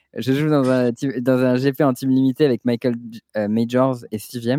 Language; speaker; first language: French; native; French